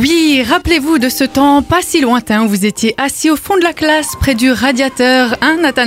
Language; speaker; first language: French; native; French